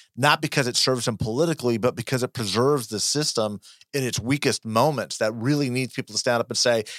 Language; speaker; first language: English; early bilingual, other home language; Spanish